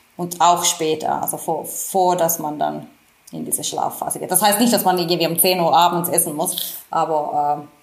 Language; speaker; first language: German; non-native, fluent; Finnish